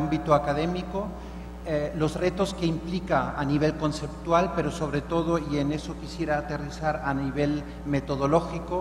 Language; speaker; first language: Spanish; non-native, fluent; German